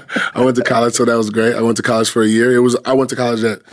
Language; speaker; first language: English; native; English